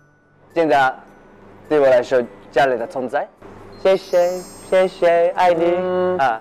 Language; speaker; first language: Chinese; non-native, learner; Japanese